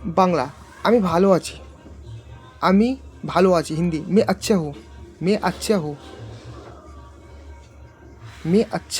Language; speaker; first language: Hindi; non-native, local second language; Bangla